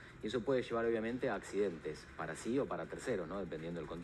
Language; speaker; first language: Spanish; native; Spanish